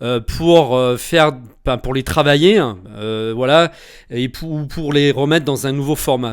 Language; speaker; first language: French; native; French